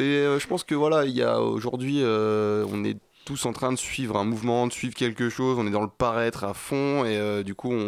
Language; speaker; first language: French; native; French